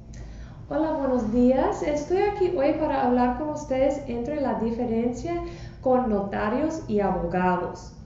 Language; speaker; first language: Spanish; non-native, fluent; English